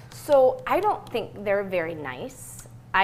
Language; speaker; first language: English; native; English